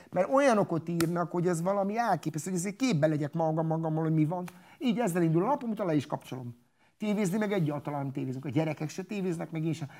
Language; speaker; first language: Hungarian; non-native, local second language; Romany